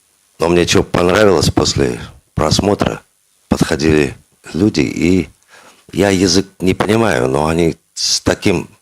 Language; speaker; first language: Russian; non-native, local second language; Uzbek